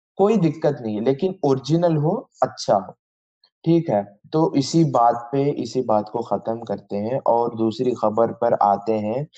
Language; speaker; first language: Hindi; non-native, local second language; Bangla